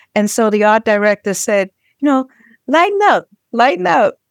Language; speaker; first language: English; native; English